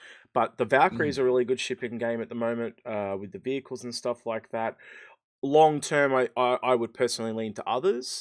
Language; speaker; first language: English; native; English